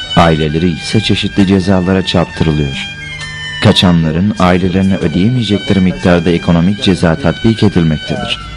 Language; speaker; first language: Turkish; non-native, fluent; Uyghur